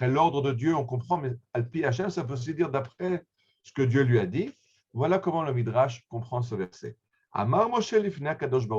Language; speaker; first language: French; native; French